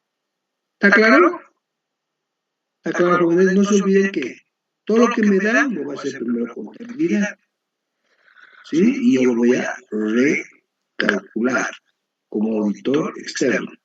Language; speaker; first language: Spanish; native; Spanish